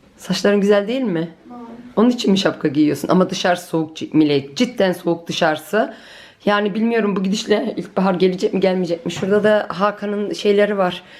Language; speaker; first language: Turkish; early bilingual, heritage; Turkish